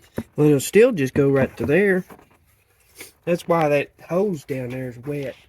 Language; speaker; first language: English; native; English